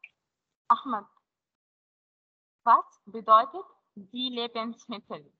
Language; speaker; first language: German; non-native, fluent; Arabic